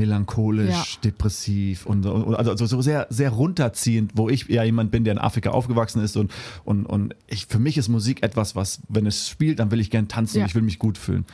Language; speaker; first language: German; early bilingual, heritage; German